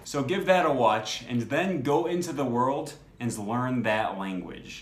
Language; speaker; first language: English; native; English